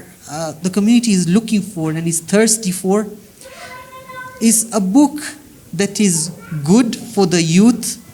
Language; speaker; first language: English; non-native, fluent; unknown